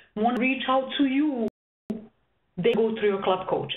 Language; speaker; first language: English; non-native, fluent; Serbian